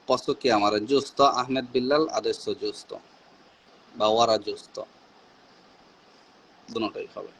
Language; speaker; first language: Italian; non-native, learner; Bangla